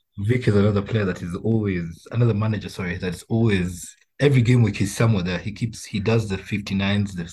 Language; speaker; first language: English; non-native, local second language; Luo (Kenya and Tanzania)